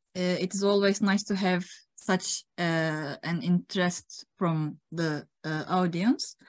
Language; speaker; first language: English; non-native, fluent; Turkish